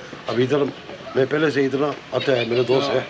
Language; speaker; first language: Hindi; non-native, local second language; Tibetan